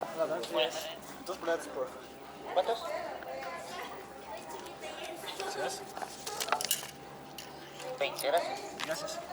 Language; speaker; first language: Spanish; non-native, learner; English